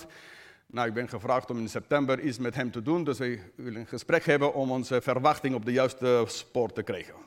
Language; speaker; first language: Dutch; non-native, fluent; English